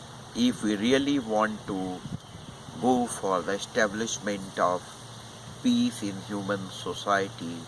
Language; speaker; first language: English; non-native, local second language; Hindi